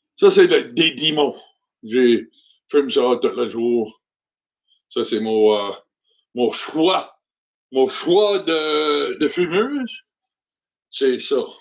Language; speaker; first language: French; non-native, learner; English